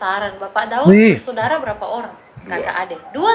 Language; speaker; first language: Indonesian; native; Indonesian